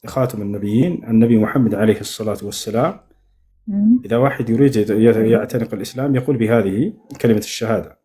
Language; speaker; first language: Arabic; non-native, fluent; Amharic